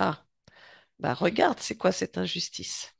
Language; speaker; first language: French; native; French